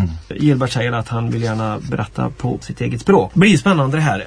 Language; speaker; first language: Swedish; native; Swedish